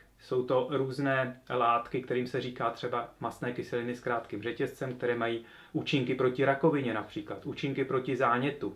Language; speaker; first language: Czech; native; Czech